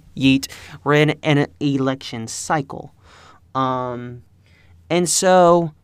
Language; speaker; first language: English; early bilingual, other home language; Spanish